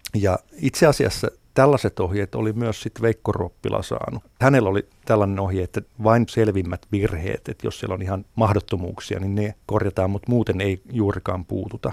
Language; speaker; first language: Finnish; native; Finnish